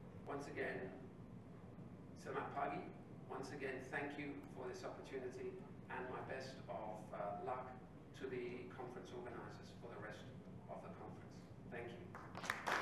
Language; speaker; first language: English; native; English